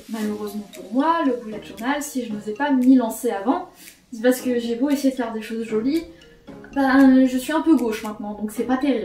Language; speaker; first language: French; native; French